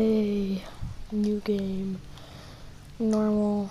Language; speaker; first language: English; native; English